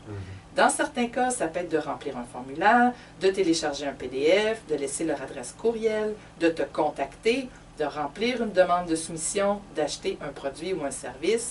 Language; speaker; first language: French; native; French